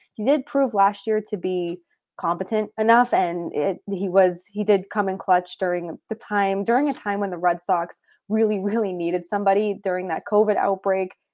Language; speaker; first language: English; native; English